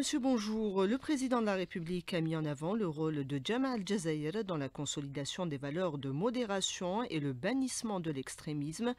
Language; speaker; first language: French; non-native, local second language; Arabic